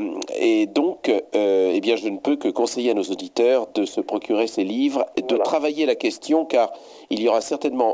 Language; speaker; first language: French; native; French